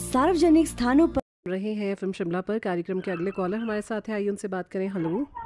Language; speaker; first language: Hindi; native; Hindi